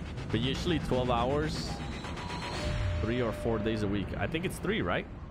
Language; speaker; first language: English; early bilingual, other home language; Spanish